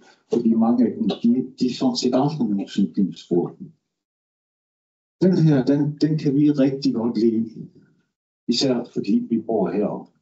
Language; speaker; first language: Danish; non-native, local second language; Kalaallisut